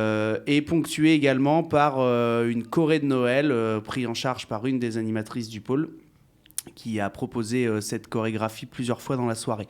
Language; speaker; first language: French; native; French